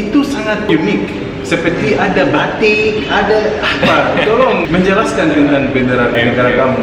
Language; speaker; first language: Indonesian; non-native, fluent; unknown